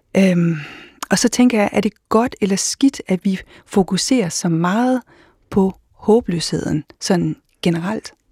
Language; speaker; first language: Danish; native; Danish